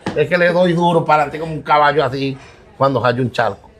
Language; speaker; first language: Spanish; native; Spanish